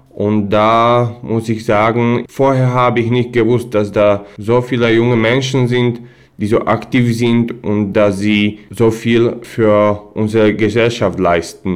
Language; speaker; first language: German; non-native, fluent; Slovak